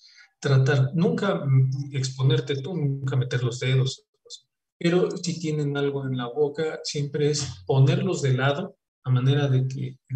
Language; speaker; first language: Spanish; native; Spanish